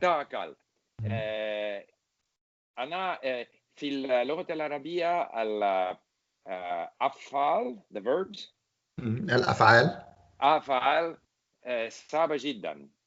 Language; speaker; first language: Arabic; non-native, learner; English